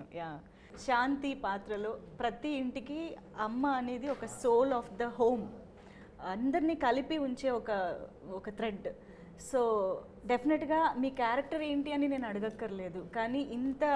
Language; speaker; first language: Telugu; native; Telugu